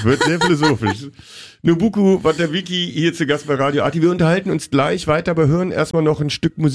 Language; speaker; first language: German; native; German